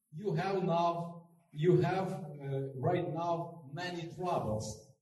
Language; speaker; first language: English; non-native, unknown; Ukrainian